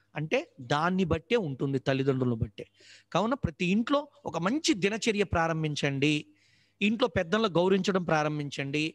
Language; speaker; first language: Telugu; native; Telugu